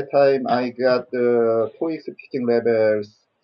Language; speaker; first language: English; non-native, learner; Korean